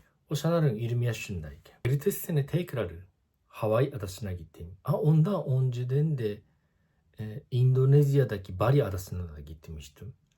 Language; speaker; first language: Turkish; non-native, fluent; Japanese